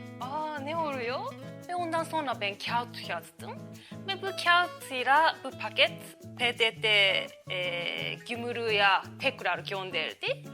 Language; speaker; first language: Turkish; non-native, learner; Japanese